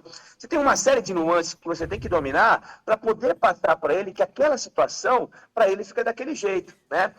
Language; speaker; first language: Portuguese; native; Portuguese